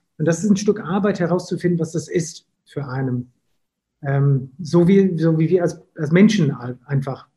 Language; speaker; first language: German; non-native, fluent; English